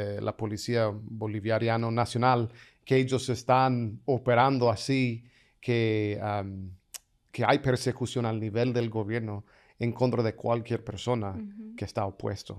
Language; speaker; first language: Spanish; non-native, fluent; English